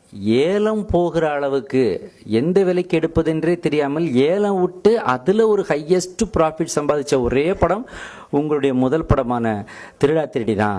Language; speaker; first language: Tamil; native; Tamil